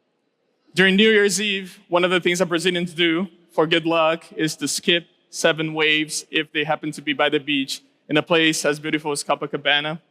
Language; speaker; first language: English; non-native, local second language; Portuguese